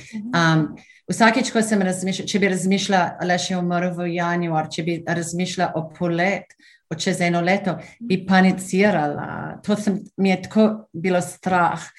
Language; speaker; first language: Slovenian; non-native, fluent; English